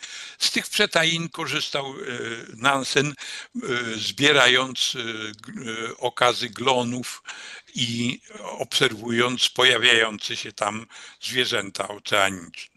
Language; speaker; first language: Polish; native; Polish